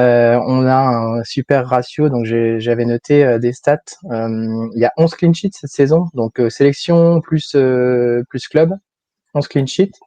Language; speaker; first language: French; native; French